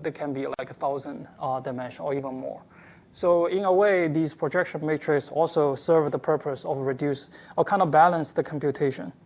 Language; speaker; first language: English; non-native, fluent; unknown